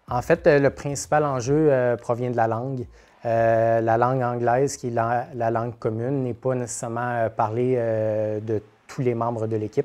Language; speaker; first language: French; native; French